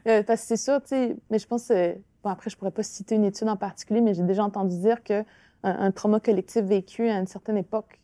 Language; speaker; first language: French; non-native, local second language; Innu-aimun